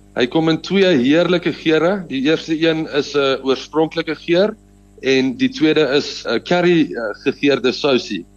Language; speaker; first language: Afrikaans; native; Afrikaans